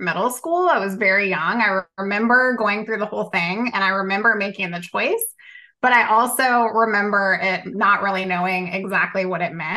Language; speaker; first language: English; native; English